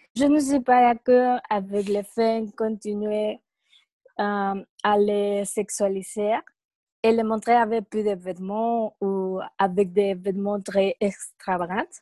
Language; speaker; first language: French; non-native, learner; Spanish